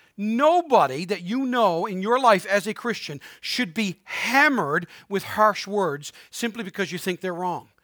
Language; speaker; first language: English; native; English